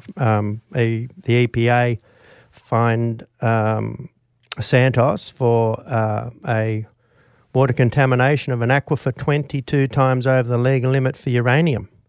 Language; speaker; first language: English; native; English